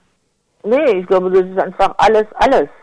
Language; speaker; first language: German; non-native, fluent; French